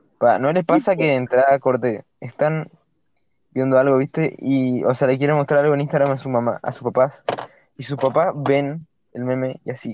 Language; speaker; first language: Spanish; native; Spanish